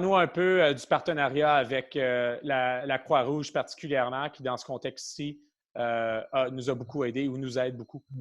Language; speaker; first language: French; native; French